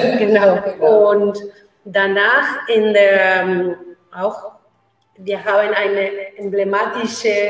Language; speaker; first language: German; non-native, learner; Spanish